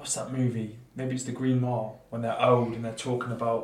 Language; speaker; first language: English; native; English